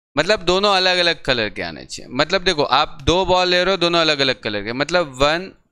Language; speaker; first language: Hindi; non-native, local second language; Gujarati